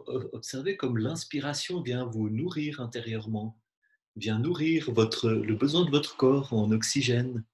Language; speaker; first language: French; native; French